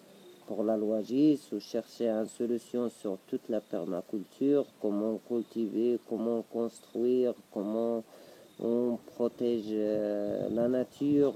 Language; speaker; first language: French; non-native, local second language; Arabic